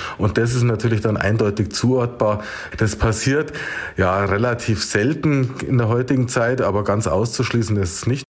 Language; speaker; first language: German; native; German